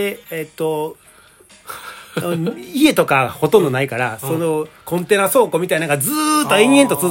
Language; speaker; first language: Japanese; native; Japanese